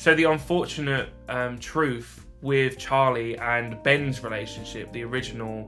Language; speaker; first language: English; native; English